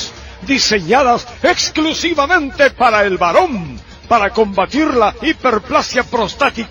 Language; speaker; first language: Spanish; native; Spanish